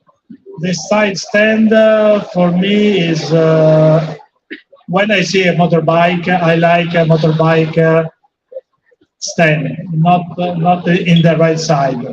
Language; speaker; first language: English; non-native, fluent; Italian